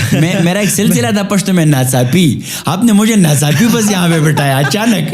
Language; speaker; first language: Urdu; non-native, local second language; Pashto